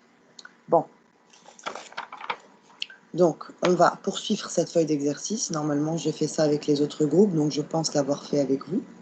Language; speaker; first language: French; non-native, local second language; Arabic